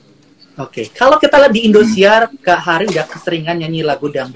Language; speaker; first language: Indonesian; native; Indonesian